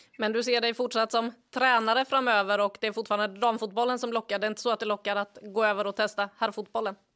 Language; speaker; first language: Swedish; native; Swedish